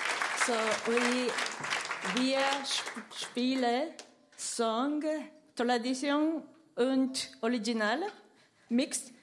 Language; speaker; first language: German; non-native, learner; Japanese